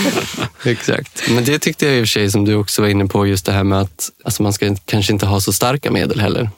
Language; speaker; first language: Swedish; native; Swedish